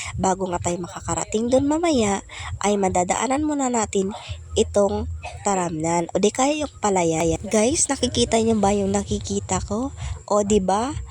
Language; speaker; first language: Filipino; non-native, local second language; Hiligaynon